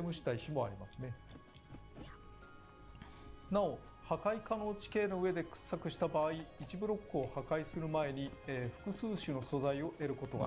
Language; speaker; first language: Japanese; native; Japanese